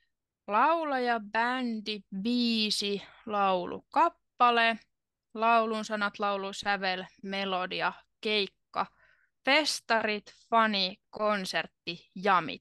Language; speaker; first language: Finnish; native; Finnish